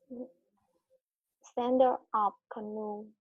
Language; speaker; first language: English; non-native, learner; Vietnamese